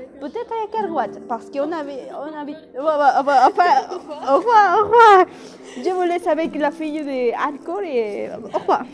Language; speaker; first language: French; non-native, learner; Spanish